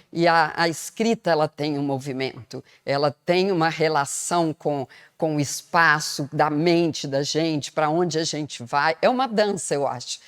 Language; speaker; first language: Portuguese; native; Portuguese